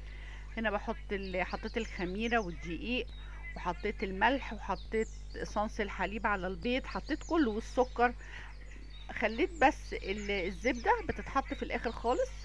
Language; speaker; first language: Arabic; native; Arabic